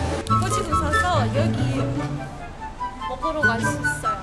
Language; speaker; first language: Korean; non-native, fluent; Russian